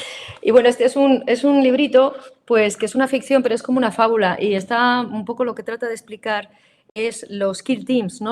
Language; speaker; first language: Spanish; native; Spanish